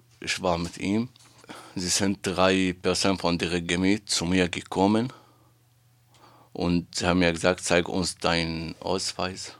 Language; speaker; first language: German; non-native, learner; Arabic